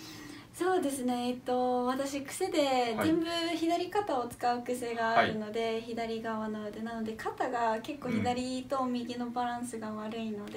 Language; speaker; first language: Japanese; early bilingual, other home language; Portuguese